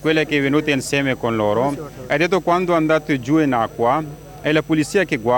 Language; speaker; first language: Italian; non-native, learner; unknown